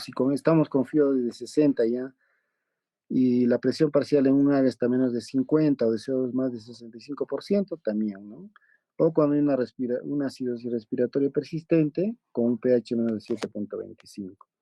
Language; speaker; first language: Spanish; native; Spanish